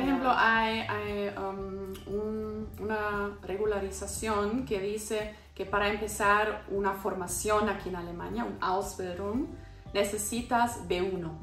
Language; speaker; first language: Spanish; non-native, fluent; German